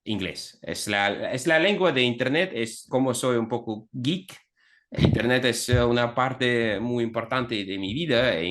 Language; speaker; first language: Spanish; non-native, fluent; Russian